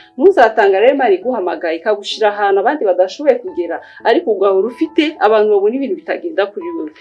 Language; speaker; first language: Kinyarwanda; early bilingual, heritage; Kinyarwanda